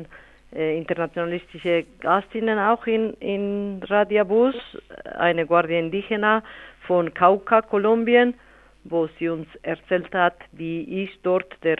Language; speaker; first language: German; non-native, fluent; Spanish